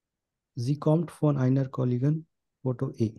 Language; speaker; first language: German; non-native, learner; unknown